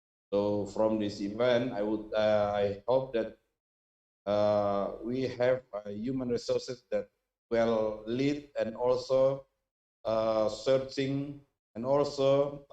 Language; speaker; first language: English; non-native, learner; Indonesian